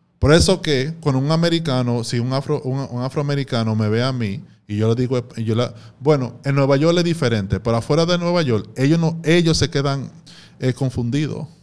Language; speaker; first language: Spanish; early bilingual, heritage; Spanish